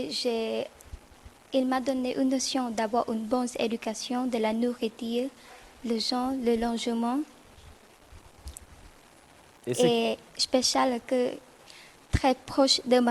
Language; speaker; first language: French; non-native, learner; Khmer